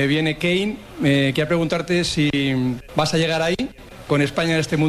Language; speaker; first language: Spanish; native; Spanish